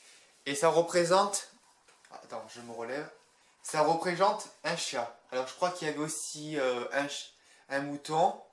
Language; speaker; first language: French; native; French